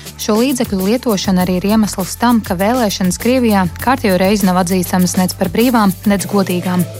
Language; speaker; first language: Latvian; native; Latvian